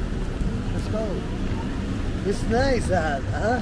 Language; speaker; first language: English; non-native, learner; Spanish